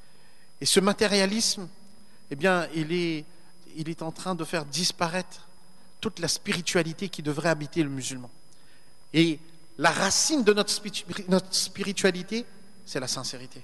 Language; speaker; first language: French; native; French